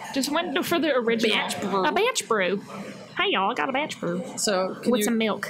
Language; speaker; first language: English; native; English